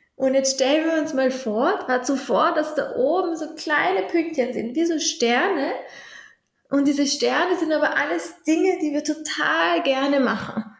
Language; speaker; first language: German; native; German